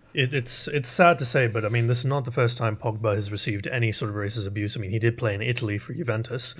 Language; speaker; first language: English; early bilingual, other home language; Urdu